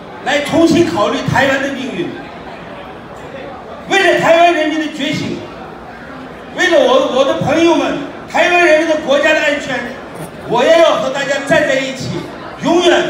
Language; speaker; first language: Chinese; non-native, local second language; Uyghur